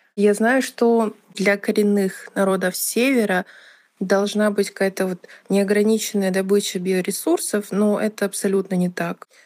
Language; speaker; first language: Russian; native; Russian